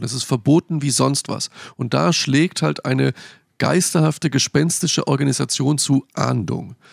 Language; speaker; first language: German; native; German